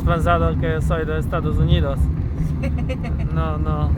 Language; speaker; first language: Spanish; non-native, learner; Polish